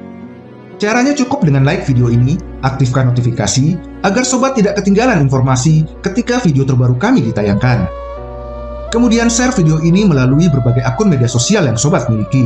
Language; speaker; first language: Indonesian; native; Indonesian